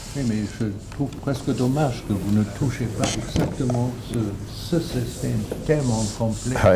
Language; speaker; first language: French; non-native, fluent; German